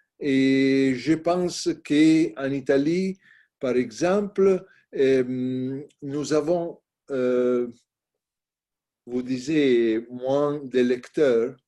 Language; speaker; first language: French; non-native, learner; Italian